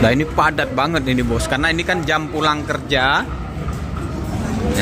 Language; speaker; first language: Indonesian; native; Indonesian